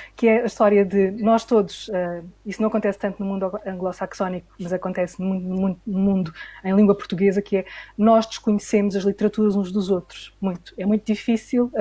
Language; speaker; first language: Portuguese; native; Portuguese